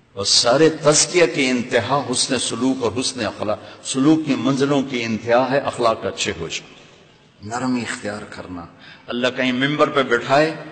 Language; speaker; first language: Urdu; non-native, local second language; Punjabi